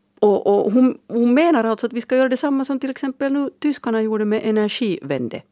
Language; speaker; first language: Swedish; native; Swedish